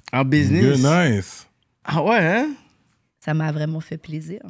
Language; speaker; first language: French; native; French